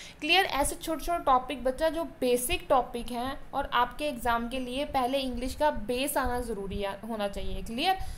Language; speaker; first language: Hindi; non-native, local second language; Punjabi